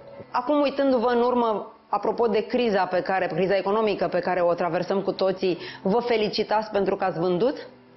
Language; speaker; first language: Romanian; native; Romanian